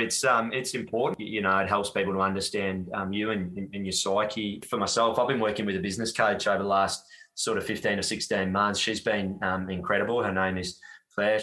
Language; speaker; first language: English; native; English